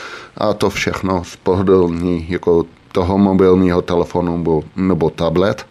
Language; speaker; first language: Czech; non-native, fluent; Dutch